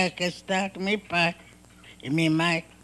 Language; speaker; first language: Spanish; non-native, learner; Hungarian